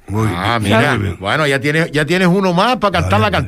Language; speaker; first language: Spanish; native; Spanish